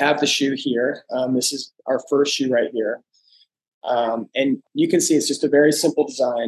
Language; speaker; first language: English; native; English